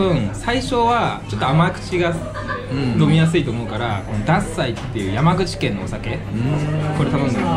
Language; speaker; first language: Japanese; native; Japanese